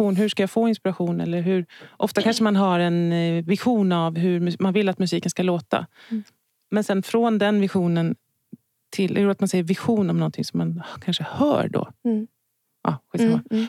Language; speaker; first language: Swedish; native; Swedish